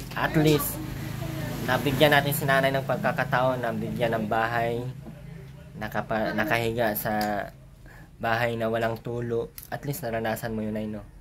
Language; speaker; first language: Filipino; native; Filipino